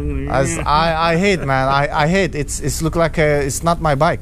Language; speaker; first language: English; non-native, learner; Turkish